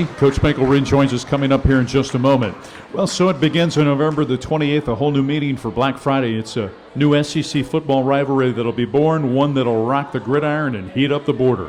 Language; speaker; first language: English; native; English